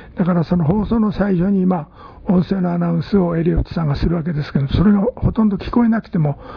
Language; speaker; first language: Japanese; native; Japanese